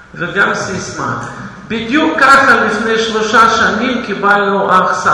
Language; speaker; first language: Hebrew; non-native, fluent; Russian